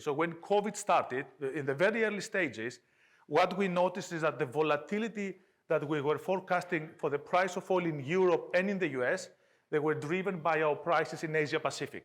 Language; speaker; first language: English; non-native, fluent; Greek